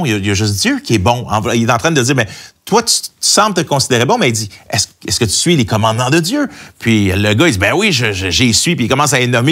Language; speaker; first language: French; native; French